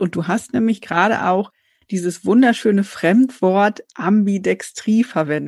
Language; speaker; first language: German; native; German